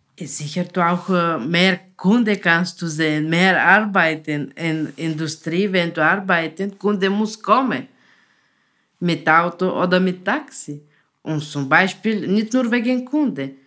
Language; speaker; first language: German; non-native, learner; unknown